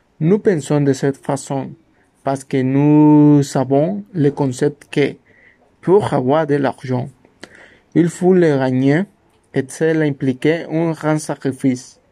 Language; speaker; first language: French; non-native, learner; Spanish